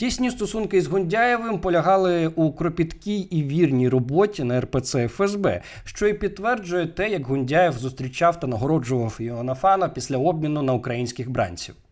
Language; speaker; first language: Ukrainian; native; Ukrainian